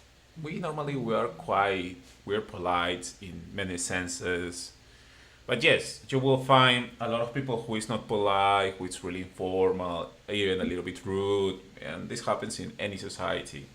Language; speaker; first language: English; non-native, fluent; Spanish